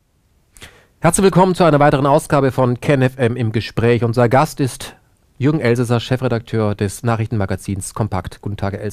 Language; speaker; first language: German; native; German